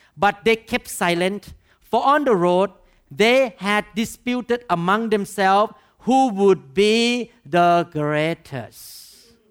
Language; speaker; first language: English; non-native, fluent; Thai